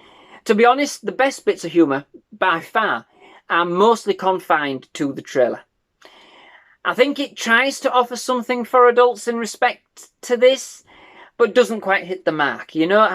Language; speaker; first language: English; native; English